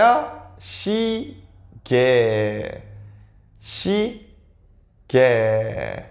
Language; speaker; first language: Indonesian; non-native, fluent; Korean